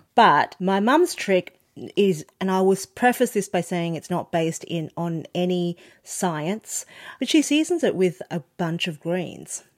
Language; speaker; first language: English; non-native, local second language; Cantonese